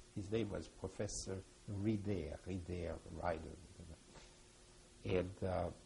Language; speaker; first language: English; early bilingual, other home language; French